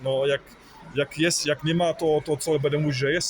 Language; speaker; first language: Polish; early bilingual, heritage; Polish